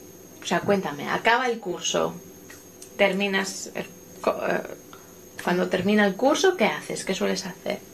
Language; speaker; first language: Spanish; non-native, fluent; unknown